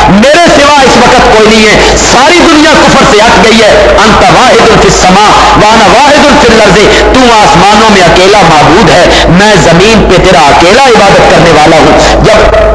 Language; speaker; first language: Urdu; non-native, local second language; Punjabi